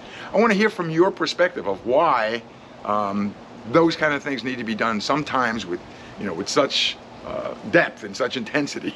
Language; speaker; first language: English; native; English